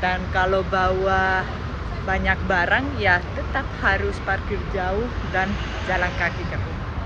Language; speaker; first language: Indonesian; non-native, fluent; Spanish